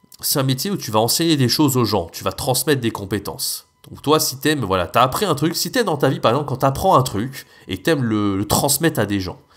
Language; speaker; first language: French; native; French